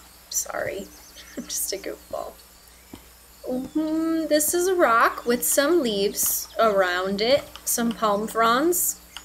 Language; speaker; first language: English; native; English